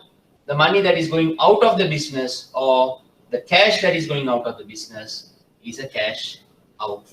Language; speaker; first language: English; non-native, local second language; Sinhala